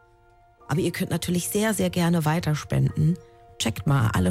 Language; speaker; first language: German; native; German